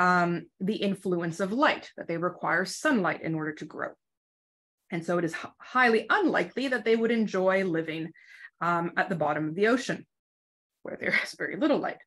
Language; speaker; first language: English; native; English